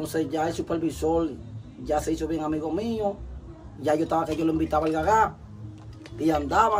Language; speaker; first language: Spanish; native; Spanish